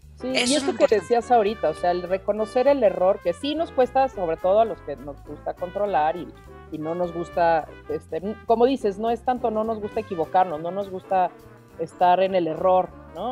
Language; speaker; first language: Spanish; native; Spanish